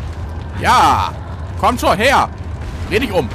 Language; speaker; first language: German; native; German